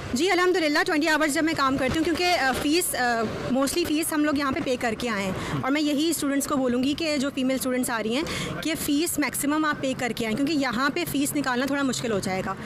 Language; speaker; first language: Urdu; native; Urdu